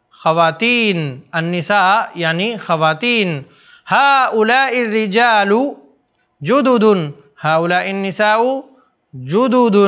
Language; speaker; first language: Arabic; non-native, fluent; Urdu